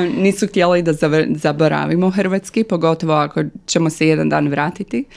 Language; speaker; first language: Croatian; early bilingual, other home language; English